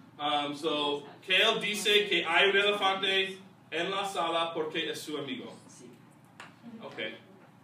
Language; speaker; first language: Spanish; non-native, fluent; English